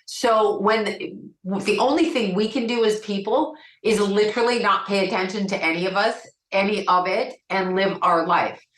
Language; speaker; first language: English; native; English